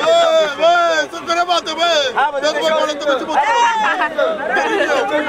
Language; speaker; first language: Romanian; native; Romanian